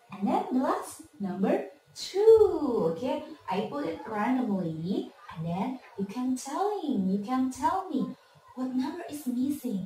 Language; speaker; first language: English; non-native, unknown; Indonesian